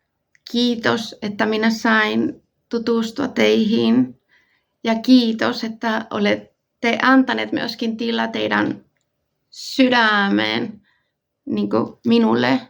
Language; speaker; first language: Finnish; non-native, fluent; Spanish